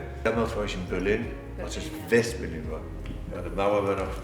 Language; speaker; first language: German; non-native, learner; English